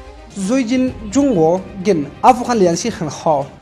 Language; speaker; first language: Chinese; non-native, fluent; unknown